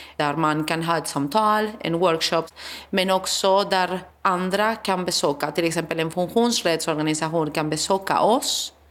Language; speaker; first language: Swedish; non-native, fluent; Spanish